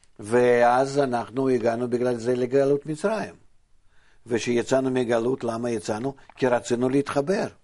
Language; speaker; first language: Hebrew; non-native, fluent; Russian